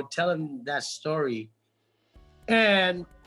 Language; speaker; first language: English; non-native, local second language; Pampanga